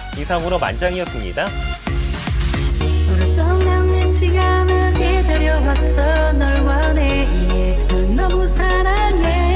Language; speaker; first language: Korean; native; Korean